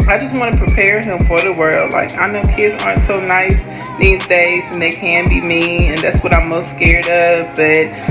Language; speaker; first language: English; native; English